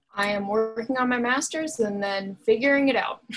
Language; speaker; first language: English; native; English